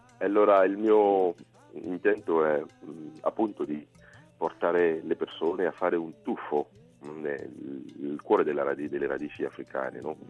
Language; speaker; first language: Italian; non-native, fluent; Ewe